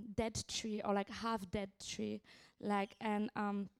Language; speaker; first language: English; non-native, fluent; French